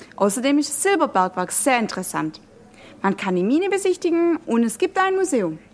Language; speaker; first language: German; native; German